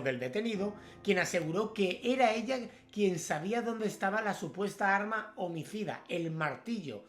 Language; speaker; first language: Spanish; native; Spanish